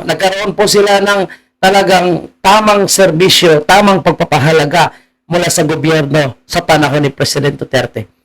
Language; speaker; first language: Filipino; native; Filipino